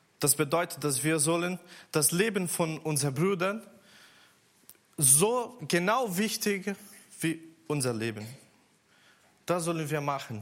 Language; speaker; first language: German; non-native, learner; Portuguese